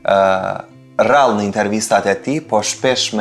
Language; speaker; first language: Albanian; native; Albanian